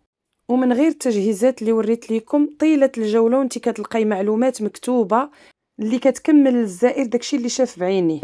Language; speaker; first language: Arabic; native; Arabic